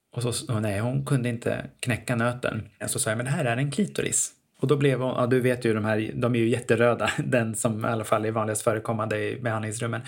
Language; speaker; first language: Swedish; native; Swedish